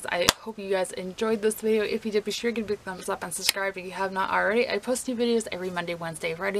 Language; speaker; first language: English; native; English